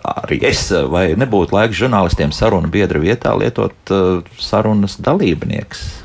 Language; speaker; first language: Latvian; native; Latvian